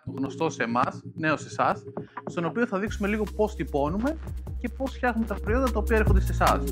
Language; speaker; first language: Greek; native; Greek